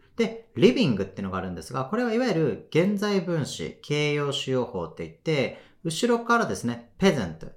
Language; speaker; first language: Japanese; native; Japanese